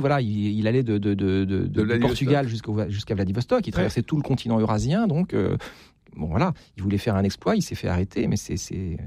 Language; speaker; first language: French; native; French